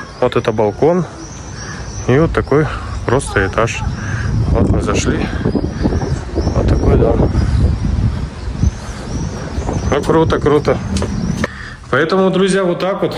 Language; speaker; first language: Russian; native; Russian